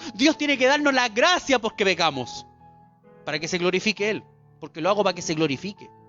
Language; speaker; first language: Spanish; native; Spanish